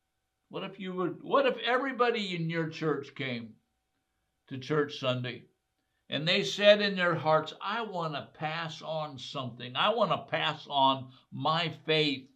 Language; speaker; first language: English; native; English